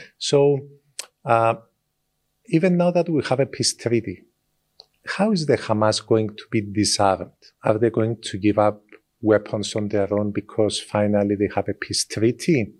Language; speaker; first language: English; non-native, fluent; Greek